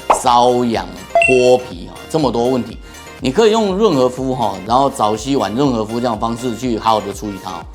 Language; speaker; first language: Chinese; native; Chinese